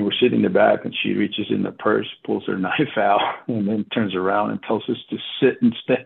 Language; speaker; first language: English; non-native, fluent; Spanish